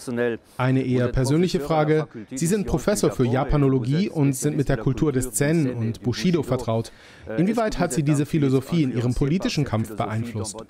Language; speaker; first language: German; native; German